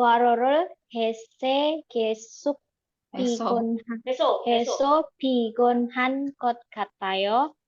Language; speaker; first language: Korean; non-native, learner; Indonesian